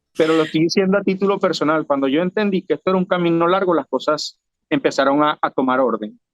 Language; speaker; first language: Spanish; native; Spanish